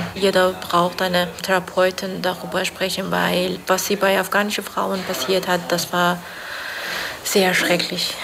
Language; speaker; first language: German; non-native, fluent; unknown